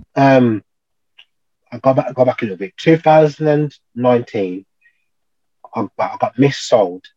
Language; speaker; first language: English; native; English